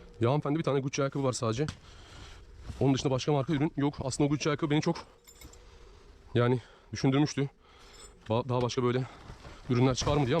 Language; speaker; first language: Turkish; native; Turkish